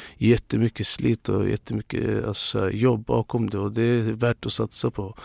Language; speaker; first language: Swedish; non-native, fluent; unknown